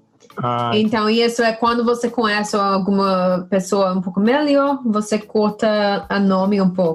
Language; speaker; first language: Portuguese; non-native, fluent; English